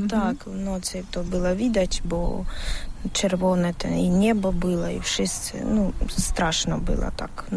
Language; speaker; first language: Ukrainian; non-native, local second language; Russian